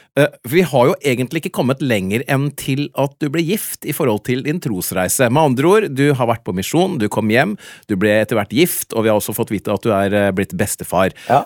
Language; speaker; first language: Norwegian; native; Norwegian